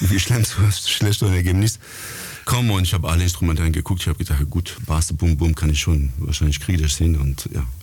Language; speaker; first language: German; non-native, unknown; French